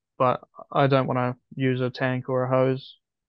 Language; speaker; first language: English; native; English